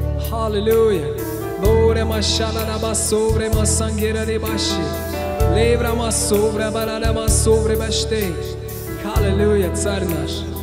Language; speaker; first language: Russian; early bilingual, heritage; Russian